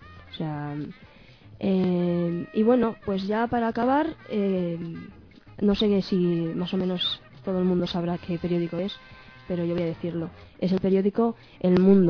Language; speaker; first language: Spanish; native; Spanish